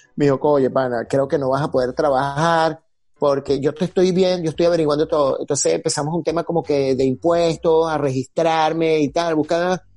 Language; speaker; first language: Spanish; native; Spanish